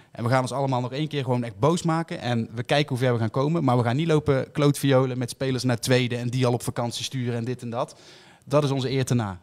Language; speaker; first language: Dutch; native; Dutch